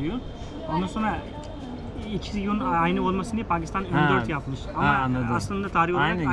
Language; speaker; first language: Turkish; non-native, fluent; Urdu